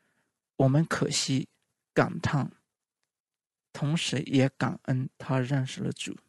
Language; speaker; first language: Chinese; native; Chinese